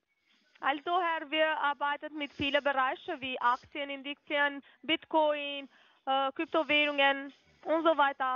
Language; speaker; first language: German; non-native, fluent; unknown